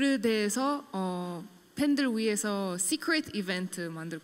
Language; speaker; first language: Korean; non-native, fluent; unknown